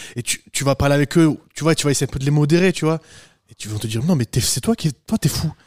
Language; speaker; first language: French; native; French